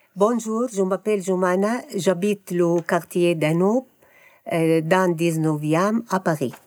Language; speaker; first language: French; non-native, learner; Arabic